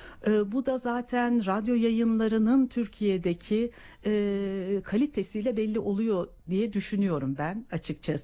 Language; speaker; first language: Turkish; native; Turkish